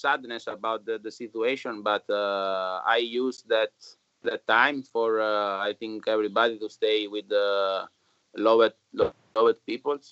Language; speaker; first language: English; non-native, learner; Italian